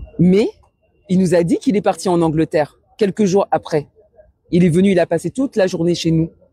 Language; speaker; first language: French; early bilingual, other home language; Wolof